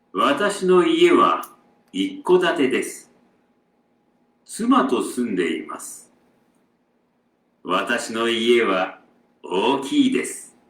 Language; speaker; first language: Japanese; non-native, learner; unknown